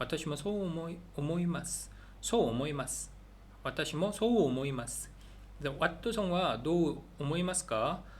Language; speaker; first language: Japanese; non-native, learner; Korean